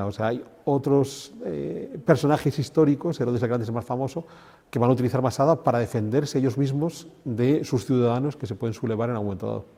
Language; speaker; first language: Spanish; native; Spanish